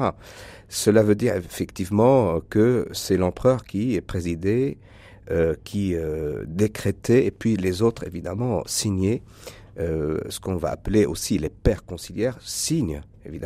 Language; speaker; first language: French; non-native, local second language; Arabic